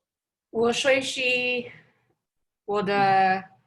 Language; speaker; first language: Chinese; non-native, learner; English